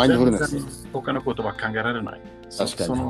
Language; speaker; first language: Japanese; non-native, learner; Swedish